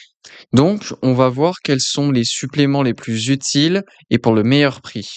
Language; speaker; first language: French; native; French